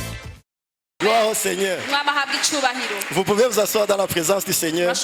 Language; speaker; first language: French; non-native, local second language; Rundi